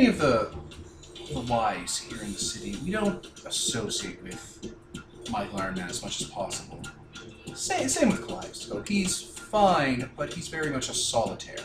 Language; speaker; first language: English; native; English